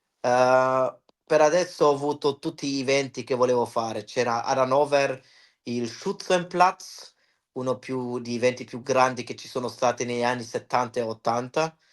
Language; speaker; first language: Italian; early bilingual, heritage; Italian